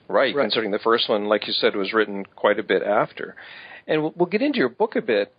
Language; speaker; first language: English; native; English